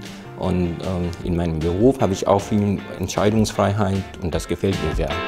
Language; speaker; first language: German; non-native, fluent; Vietnamese